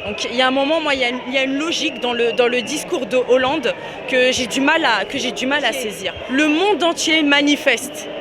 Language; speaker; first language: French; native; French